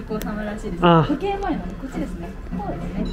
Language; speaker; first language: Japanese; native; Japanese